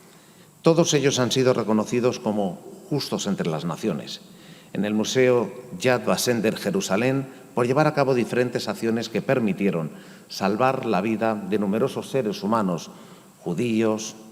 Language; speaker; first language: Spanish; native; Spanish